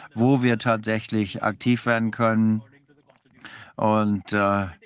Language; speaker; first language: German; non-native, fluent; Danish